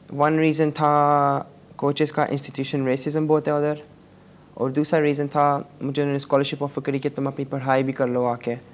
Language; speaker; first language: Urdu; native; Urdu